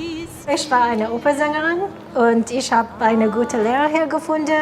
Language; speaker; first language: German; non-native, fluent; English